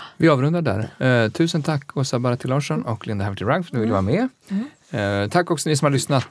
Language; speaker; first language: Swedish; native; Swedish